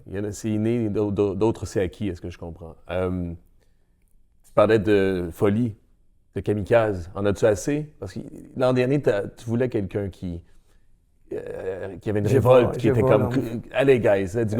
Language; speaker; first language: French; native; French